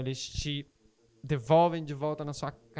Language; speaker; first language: Portuguese; native; Portuguese